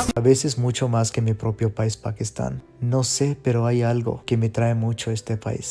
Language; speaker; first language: Spanish; non-native, fluent; Urdu